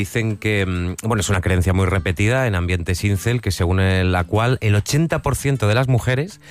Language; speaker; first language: Spanish; native; Spanish